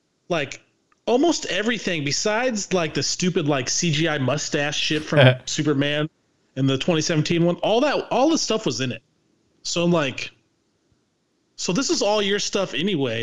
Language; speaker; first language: English; native; English